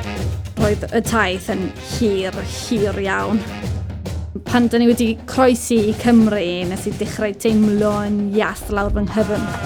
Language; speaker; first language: Welsh; non-native, learner; Spanish